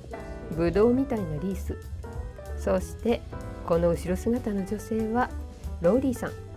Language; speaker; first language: Japanese; native; Japanese